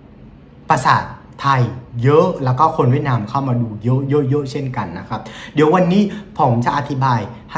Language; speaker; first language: Thai; non-native, fluent; Vietnamese